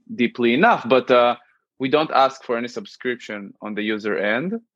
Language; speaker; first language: English; non-native, fluent; Hebrew